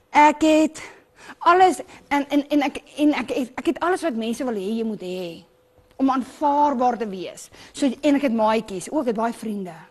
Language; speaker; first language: Afrikaans; non-native, local second language; English